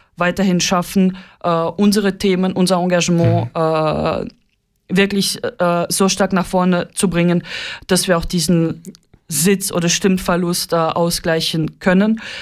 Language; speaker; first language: German; non-native, learner; Russian